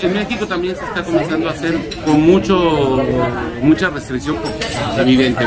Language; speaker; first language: Spanish; native; Spanish